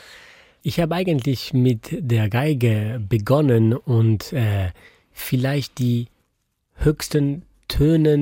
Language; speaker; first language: German; non-native, fluent; French